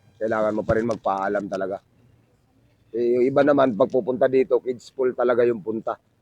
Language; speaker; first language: Filipino; non-native, local second language; Cebuano